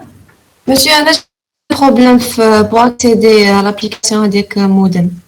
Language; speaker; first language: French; non-native, local second language; Arabic